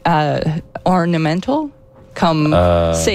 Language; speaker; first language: French; non-native, learner; English